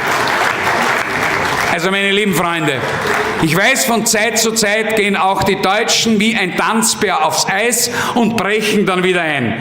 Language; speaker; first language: German; native; German